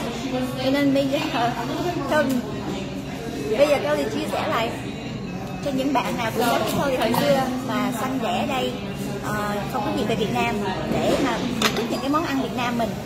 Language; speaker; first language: Vietnamese; early bilingual, heritage; Vietnamese